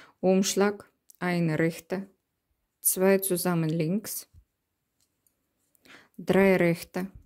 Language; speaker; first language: German; non-native, learner; Russian